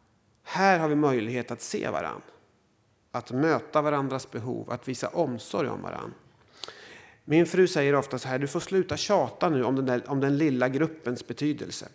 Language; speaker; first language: Swedish; native; Swedish